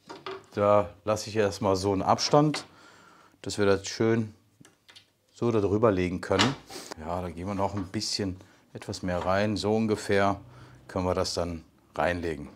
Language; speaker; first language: German; native; German